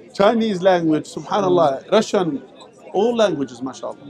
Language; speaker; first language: English; non-native, fluent; Arabic